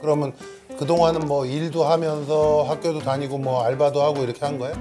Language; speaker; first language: Korean; native; Korean